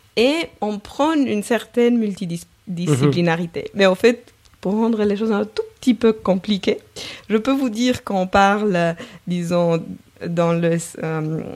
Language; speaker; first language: French; non-native, fluent; Romanian